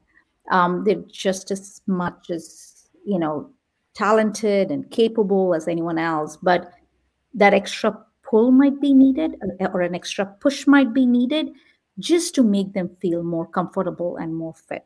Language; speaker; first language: English; non-native, local second language; Tamil